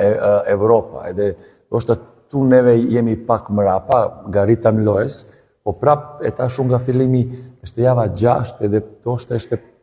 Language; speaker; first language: Albanian; non-native, learner; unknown